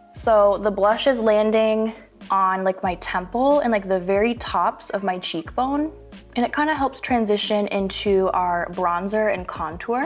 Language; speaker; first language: English; native; English